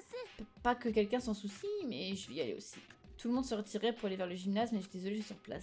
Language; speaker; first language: French; native; French